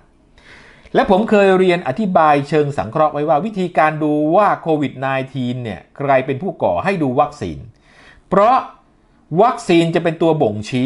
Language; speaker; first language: Thai; native; Thai